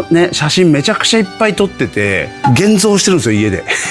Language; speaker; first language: Japanese; native; Japanese